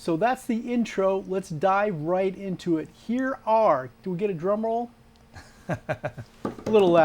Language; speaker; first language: English; native; English